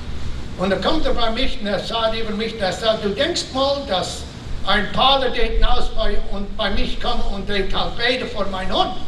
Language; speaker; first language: German; early bilingual, heritage; German